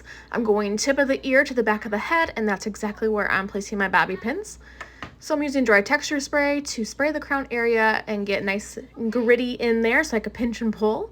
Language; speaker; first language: English; native; English